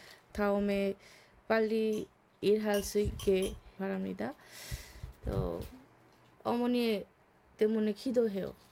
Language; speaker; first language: Korean; non-native, learner; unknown